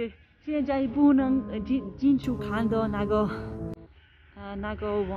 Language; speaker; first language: Chinese; non-native, learner; Persian